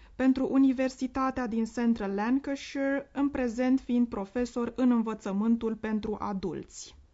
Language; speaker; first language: Romanian; native; Romanian